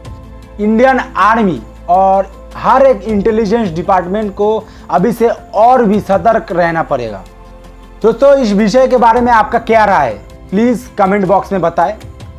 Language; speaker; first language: Hindi; non-native, local second language; Bangla